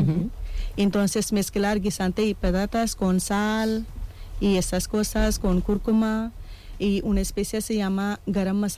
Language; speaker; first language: Spanish; non-native, learner; Punjabi